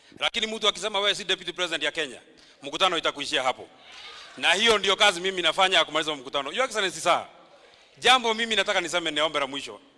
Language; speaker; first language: Swahili; non-native, local second language; Kikuyu